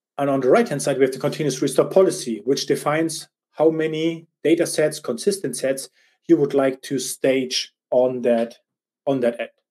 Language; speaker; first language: English; non-native, fluent; German